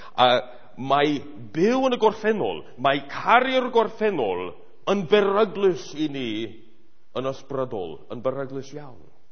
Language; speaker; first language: Welsh; non-native, fluent; English